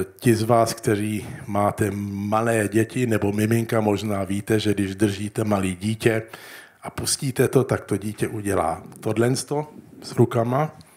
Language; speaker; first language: Czech; early bilingual, heritage; Czech